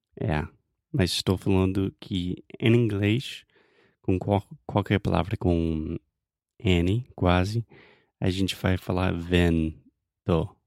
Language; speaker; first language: Portuguese; non-native, fluent; English